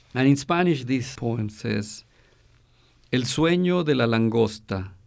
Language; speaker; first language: English; non-native, fluent; Spanish